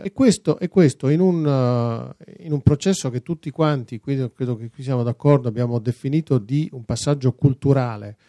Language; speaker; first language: Italian; non-native, fluent; Dutch